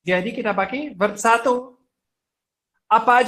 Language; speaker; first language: Indonesian; non-native, fluent; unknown